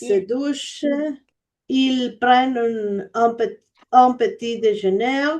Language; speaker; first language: French; non-native, learner; Spanish